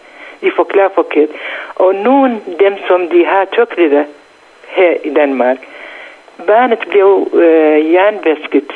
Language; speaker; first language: Danish; non-native, learner; Central Kurdish